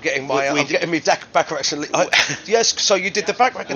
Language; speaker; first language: English; native; English